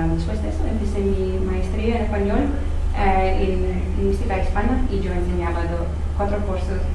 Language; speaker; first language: Spanish; non-native, fluent; English